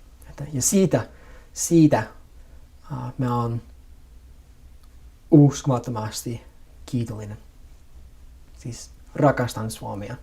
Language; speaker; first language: Finnish; non-native, fluent; English